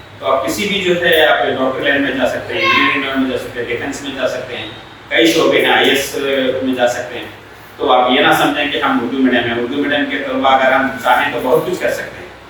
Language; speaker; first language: Urdu; native; Urdu